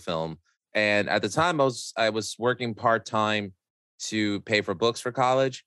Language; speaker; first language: English; native; English